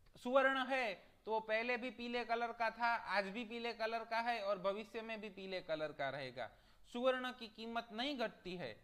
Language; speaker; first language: Hindi; non-native, local second language; Gujarati